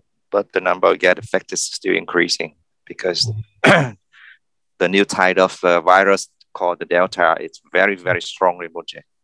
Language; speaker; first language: English; non-native, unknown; Vietnamese